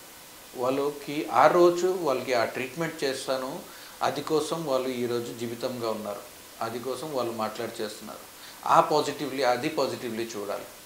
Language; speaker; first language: Telugu; non-native, fluent; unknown